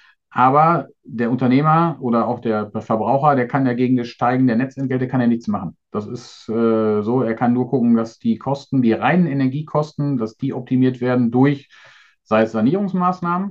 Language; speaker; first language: German; native; German